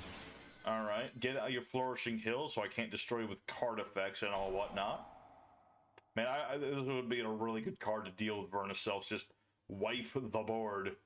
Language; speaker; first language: English; native; English